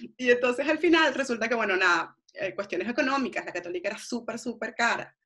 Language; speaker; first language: Spanish; native; Spanish